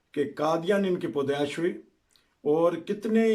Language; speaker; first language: Urdu; non-native, local second language; Punjabi